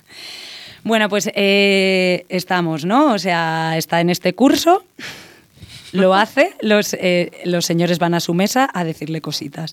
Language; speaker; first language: Spanish; native; Spanish